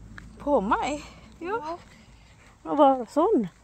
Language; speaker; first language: Swedish; non-native, learner; Filipino